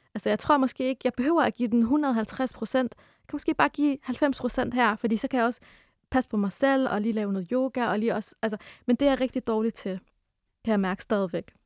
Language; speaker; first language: Danish; early bilingual, other home language; Arabic